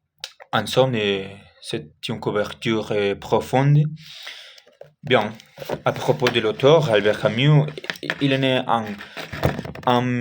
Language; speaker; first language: French; non-native, learner; Spanish